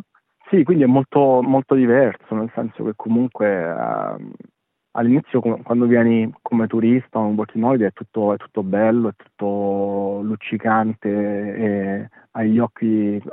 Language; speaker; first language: Italian; native; Italian